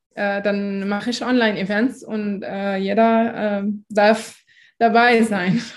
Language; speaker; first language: German; non-native, fluent; Arabic